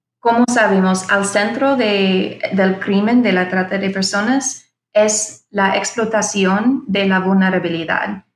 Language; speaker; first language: Spanish; non-native, fluent; English